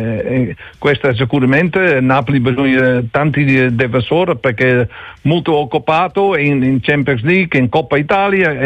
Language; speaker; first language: Italian; non-native, learner; Dutch